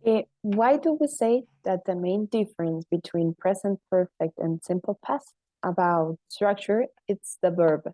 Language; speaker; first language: English; non-native, fluent; Spanish